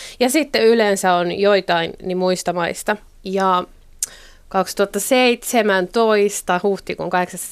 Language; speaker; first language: Finnish; native; Finnish